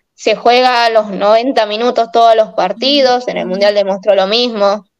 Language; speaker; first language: Spanish; native; Spanish